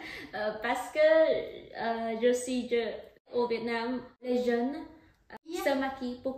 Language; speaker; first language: French; non-native, learner; Vietnamese